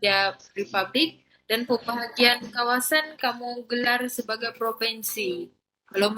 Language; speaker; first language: Malay; native; Malay